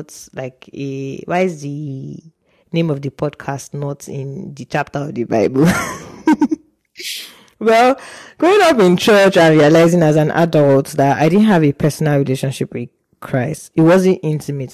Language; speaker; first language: English; non-native, local second language; Yoruba